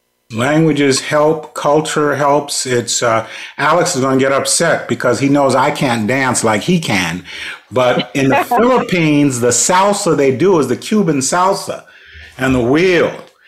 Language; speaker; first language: English; native; English